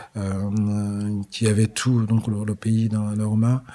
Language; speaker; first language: French; non-native, local second language; Kinyarwanda